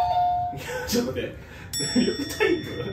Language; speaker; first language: Japanese; native; Japanese